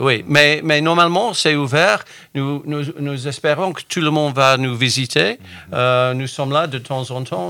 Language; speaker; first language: French; non-native, fluent; English